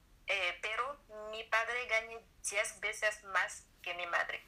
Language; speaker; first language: Spanish; non-native, learner; French